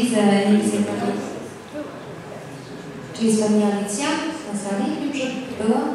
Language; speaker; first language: Polish; native; Polish